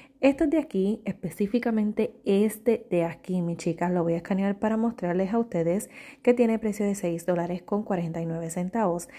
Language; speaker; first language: Spanish; native; Spanish